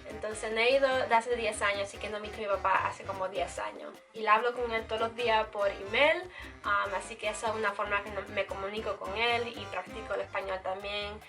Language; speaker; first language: Spanish; early bilingual, heritage; Spanish